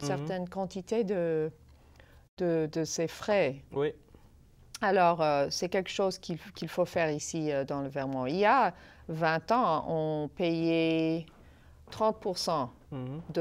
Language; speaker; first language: French; non-native, fluent; English